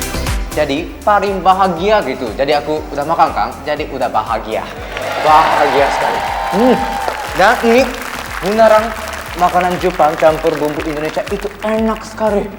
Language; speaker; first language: Indonesian; non-native, fluent; Japanese